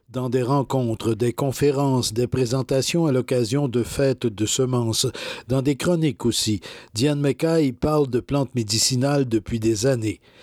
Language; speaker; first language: French; native; French